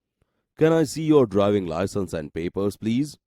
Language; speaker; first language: English; non-native, local second language; Gujarati